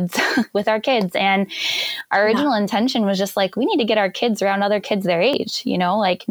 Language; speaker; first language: English; native; English